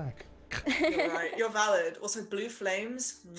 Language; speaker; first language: English; native; English